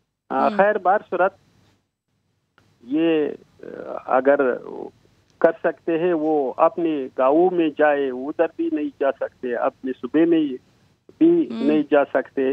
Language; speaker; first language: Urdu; non-native, fluent; Pashto